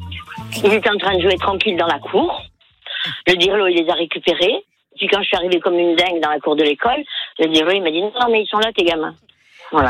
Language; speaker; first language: French; native; French